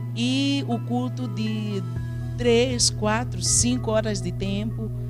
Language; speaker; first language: Portuguese; non-native, local second language; Tsonga